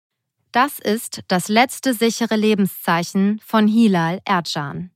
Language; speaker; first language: German; native; German